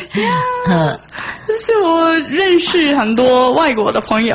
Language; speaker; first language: Chinese; non-native, fluent; Japanese